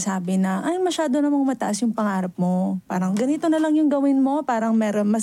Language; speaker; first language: Filipino; native; Filipino